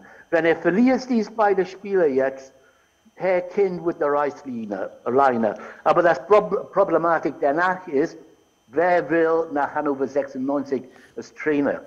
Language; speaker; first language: German; non-native, fluent; English